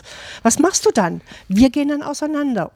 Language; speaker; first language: German; native; German